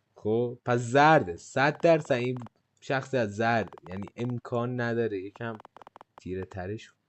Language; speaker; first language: Persian; native; Persian